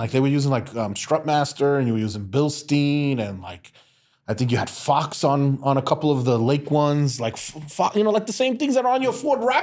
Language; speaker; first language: English; native; English